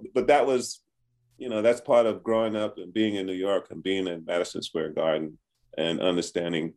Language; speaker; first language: English; native; English